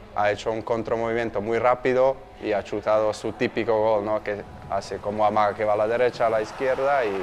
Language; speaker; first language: Spanish; non-native, fluent; Slovak